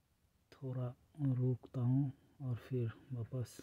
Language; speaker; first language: Hindi; non-native, local second language; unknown